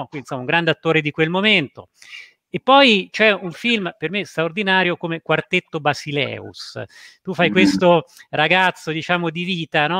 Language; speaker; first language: Italian; native; Italian